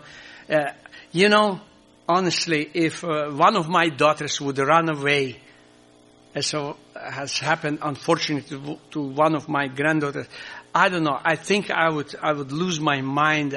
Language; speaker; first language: English; non-native, fluent; Croatian